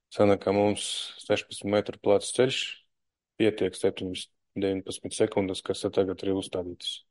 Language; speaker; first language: Latvian; non-native, local second language; Russian